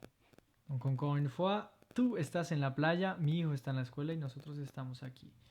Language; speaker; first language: Spanish; non-native, fluent; French